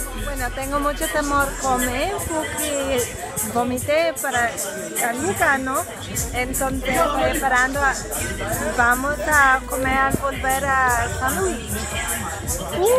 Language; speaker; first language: Spanish; non-native, learner; English